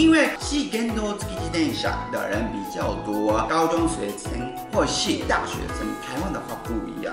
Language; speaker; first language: Chinese; non-native, fluent; Japanese